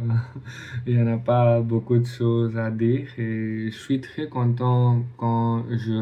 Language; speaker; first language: French; non-native, learner; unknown